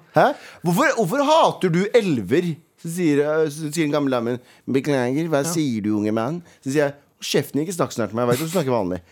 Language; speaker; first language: Norwegian; early bilingual, other home language; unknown